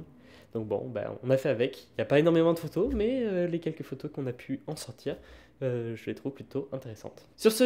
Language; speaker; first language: French; native; French